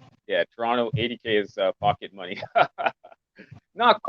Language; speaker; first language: English; native; English